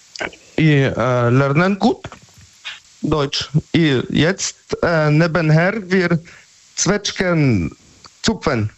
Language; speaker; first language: German; non-native, learner; Polish